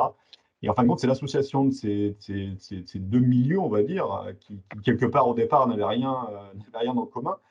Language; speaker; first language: French; native; French